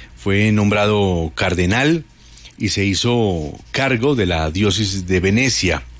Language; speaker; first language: Spanish; native; Spanish